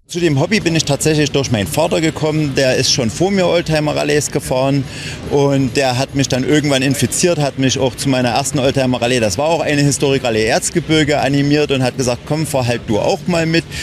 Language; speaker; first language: German; native; German